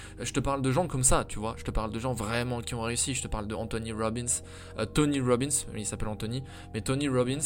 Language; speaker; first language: French; native; French